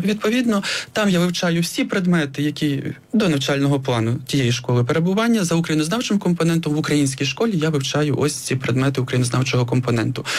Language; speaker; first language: Ukrainian; native; Ukrainian